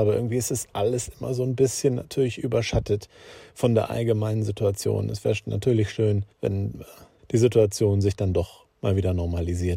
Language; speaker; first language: German; native; German